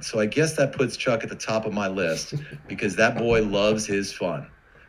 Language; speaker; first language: English; native; English